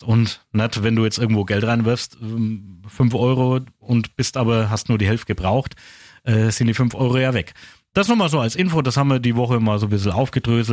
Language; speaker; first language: German; native; German